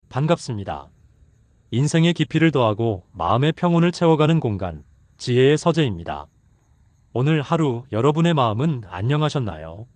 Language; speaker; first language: Korean; native; Korean